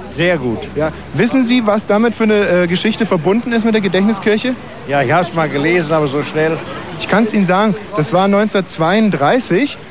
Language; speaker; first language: German; native; German